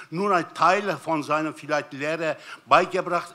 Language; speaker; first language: German; non-native, fluent; Turkish